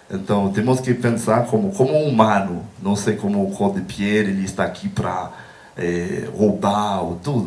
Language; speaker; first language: Portuguese; non-native, learner; Haitian Creole